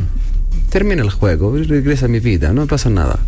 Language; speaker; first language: Spanish; non-native, learner; Arabic